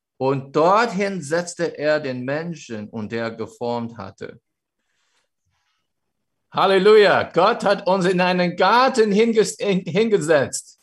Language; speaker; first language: German; non-native, fluent; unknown